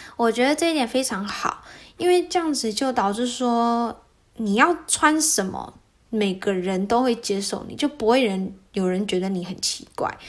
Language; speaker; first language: Chinese; early bilingual, heritage; Chinese